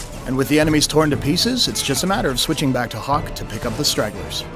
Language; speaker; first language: English; native; English